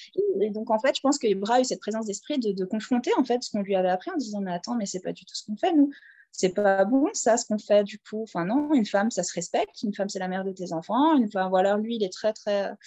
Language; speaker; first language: French; native; French